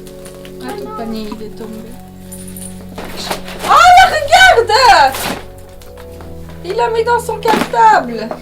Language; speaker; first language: French; native; French